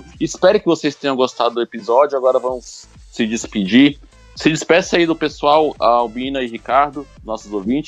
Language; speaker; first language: Portuguese; native; Portuguese